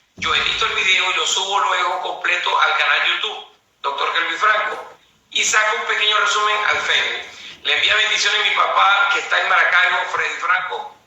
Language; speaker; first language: Spanish; native; Spanish